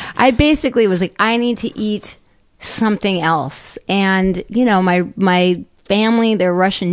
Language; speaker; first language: English; native; English